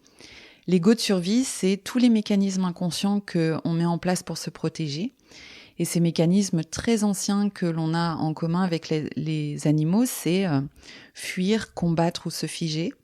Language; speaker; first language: French; native; French